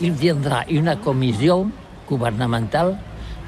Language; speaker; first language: French; non-native, learner; Catalan